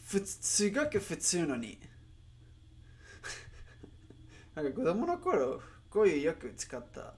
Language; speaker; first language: Japanese; non-native, learner; Spanish